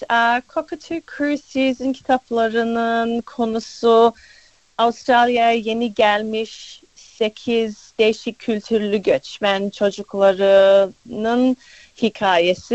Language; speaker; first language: Turkish; early bilingual, other home language; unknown